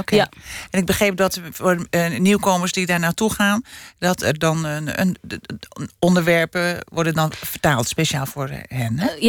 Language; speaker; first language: Dutch; native; Dutch